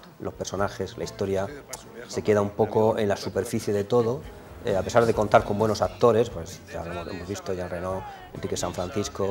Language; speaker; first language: Spanish; native; Spanish